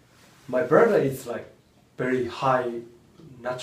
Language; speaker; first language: English; non-native, learner; Japanese